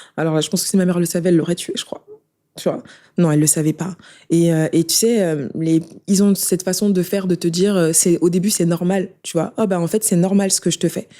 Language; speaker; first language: French; early bilingual, other home language; Haitian Creole